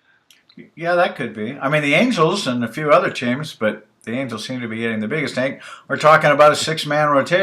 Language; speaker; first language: English; native; English